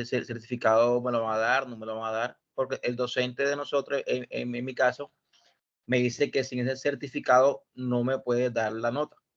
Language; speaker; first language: Spanish; native; Spanish